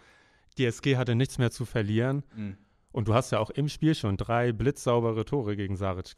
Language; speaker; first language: German; native; German